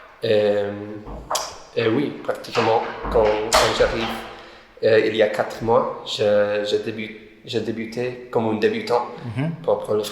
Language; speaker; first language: French; non-native, learner; English